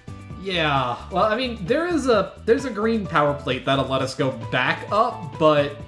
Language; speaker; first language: English; native; English